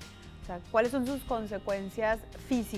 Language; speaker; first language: Spanish; native; Spanish